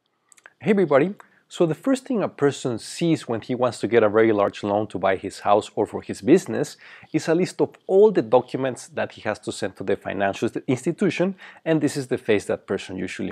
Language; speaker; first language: English; non-native, fluent; Spanish